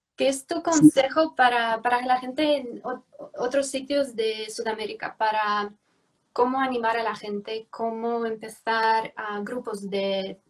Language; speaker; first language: Spanish; non-native, learner; English